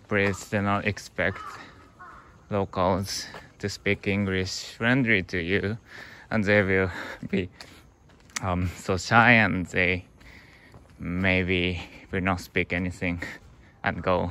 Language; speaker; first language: English; non-native, learner; Japanese